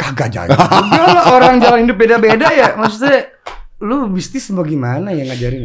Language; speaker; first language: Indonesian; native; Indonesian